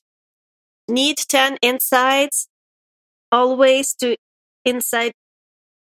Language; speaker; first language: English; non-native, fluent; Russian